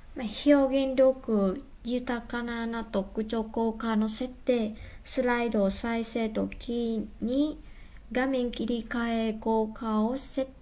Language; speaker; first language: Japanese; non-native, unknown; Vietnamese